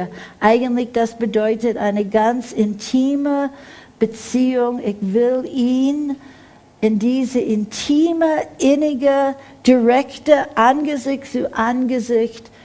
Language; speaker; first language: German; non-native, fluent; English